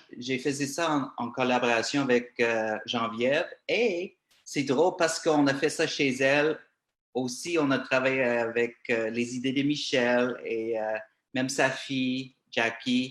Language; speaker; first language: French; non-native, local second language; English